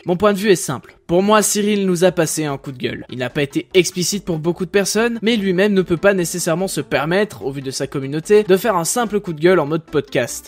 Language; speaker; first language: French; native; French